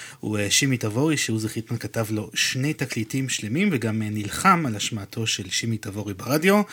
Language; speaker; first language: Hebrew; native; Hebrew